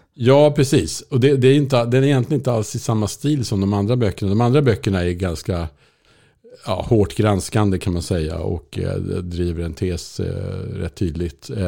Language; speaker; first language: Swedish; native; Swedish